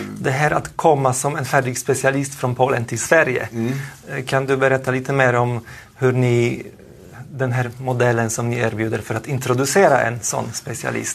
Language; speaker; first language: Swedish; non-native, fluent; Polish